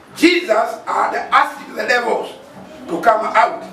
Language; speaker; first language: English; non-native, local second language; Swahili